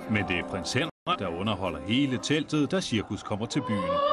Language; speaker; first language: Danish; native; Danish